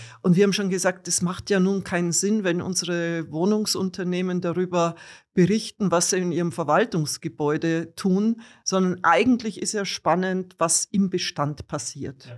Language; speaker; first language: German; native; German